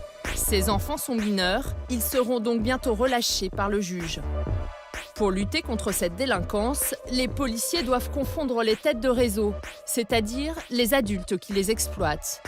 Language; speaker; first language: French; native; French